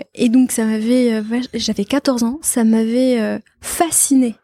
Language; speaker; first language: French; non-native, local second language; Arabic